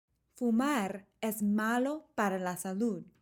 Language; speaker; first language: Spanish; non-native, fluent; English